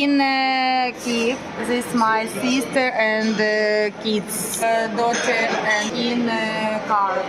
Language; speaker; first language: English; non-native, learner; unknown